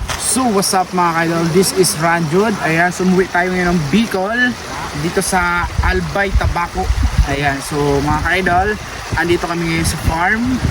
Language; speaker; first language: Filipino; non-native, local second language; Bikol